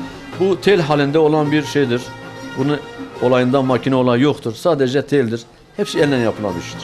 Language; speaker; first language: Turkish; native; Turkish